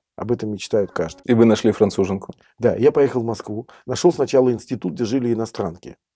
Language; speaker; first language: Russian; native; Russian